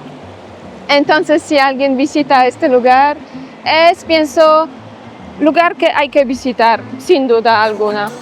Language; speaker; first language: Spanish; non-native, learner; Polish